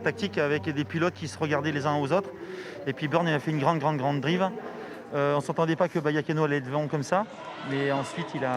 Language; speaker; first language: French; native; French